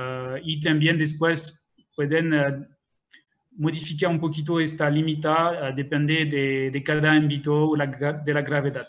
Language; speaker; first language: Spanish; non-native, fluent; French